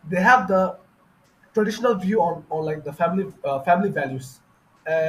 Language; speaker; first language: English; non-native, fluent; Bangla